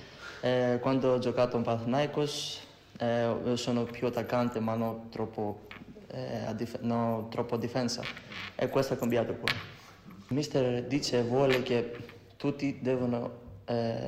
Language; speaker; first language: Italian; non-native, learner; Greek